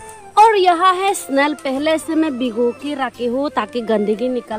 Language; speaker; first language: Hindi; non-native, local second language; Chakma